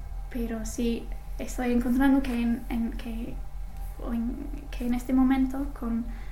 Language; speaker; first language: Spanish; non-native, fluent; English